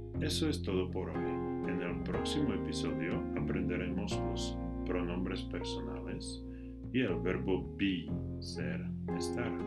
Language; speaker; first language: Spanish; non-native, fluent; English